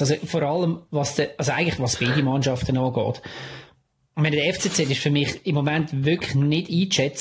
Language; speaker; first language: German; native; German